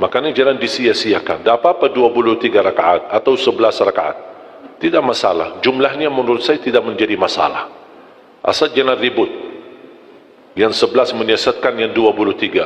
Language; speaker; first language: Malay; non-native, fluent; Arabic